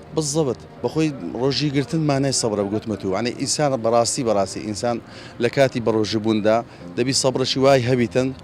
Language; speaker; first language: Central Kurdish; native; Central Kurdish